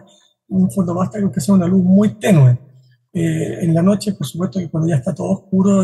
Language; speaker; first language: Spanish; native; Spanish